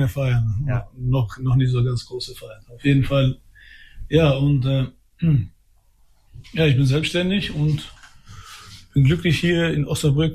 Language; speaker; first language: German; early bilingual, other home language; Albanian